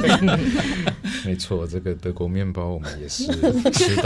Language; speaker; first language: Chinese; native; Chinese